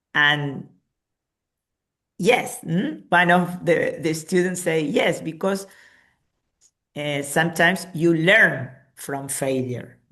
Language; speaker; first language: English; non-native, fluent; Spanish